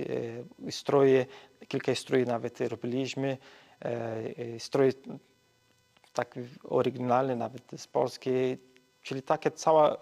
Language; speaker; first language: Polish; early bilingual, heritage; Portuguese